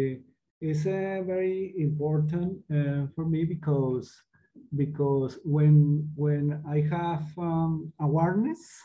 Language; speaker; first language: English; non-native, learner; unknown